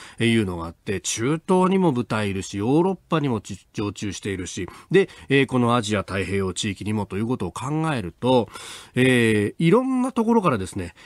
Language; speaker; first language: Japanese; native; Japanese